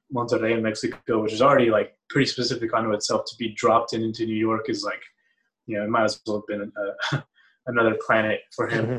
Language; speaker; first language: English; early bilingual, other home language; Spanish